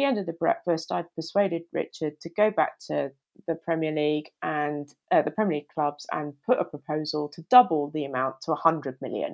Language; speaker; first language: English; native; English